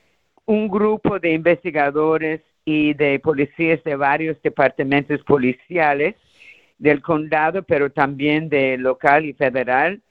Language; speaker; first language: Spanish; early bilingual, heritage; Spanish